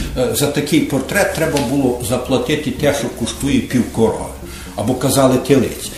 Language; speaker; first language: Ukrainian; native; Ukrainian